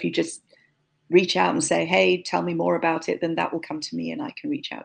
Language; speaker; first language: English; native; English